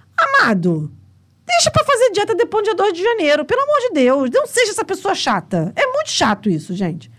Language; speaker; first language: Portuguese; native; Portuguese